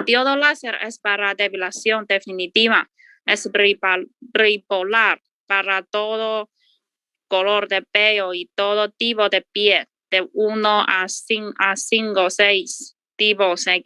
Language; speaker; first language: Spanish; non-native, learner; Chinese